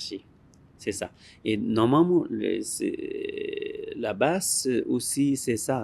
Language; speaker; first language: French; non-native, learner; Tibetan